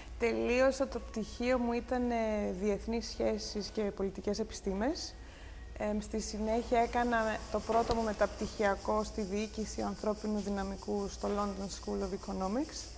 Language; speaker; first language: Greek; early bilingual, heritage; Greek